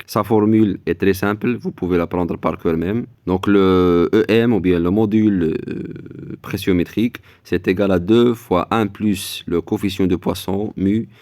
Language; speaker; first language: French; non-native, local second language; Arabic